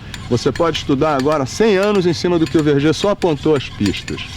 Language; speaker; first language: Portuguese; native; Portuguese